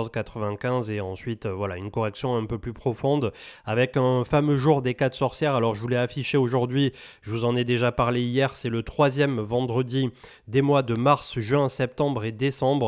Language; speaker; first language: French; native; French